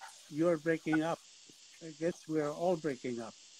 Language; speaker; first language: English; non-native, fluent; Spanish